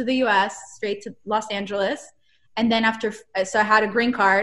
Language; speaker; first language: English; non-native, fluent; Hebrew